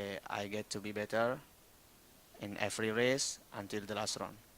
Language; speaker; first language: English; non-native, learner; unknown